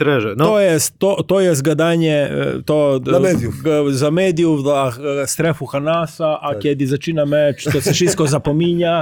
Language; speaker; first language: Polish; non-native, learner; Croatian